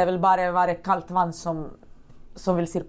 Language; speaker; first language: Norwegian; non-native, fluent; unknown